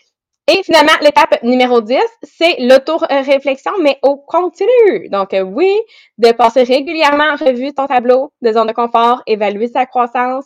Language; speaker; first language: French; native; French